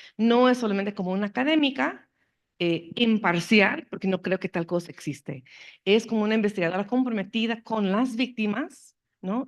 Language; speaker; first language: Spanish; non-native, fluent; English